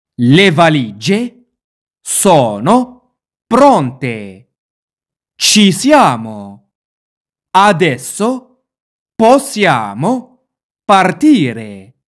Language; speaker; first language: Italian; non-native, fluent; Arabic